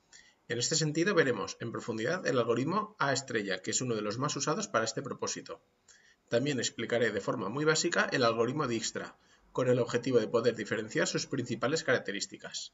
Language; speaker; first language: Spanish; native; Spanish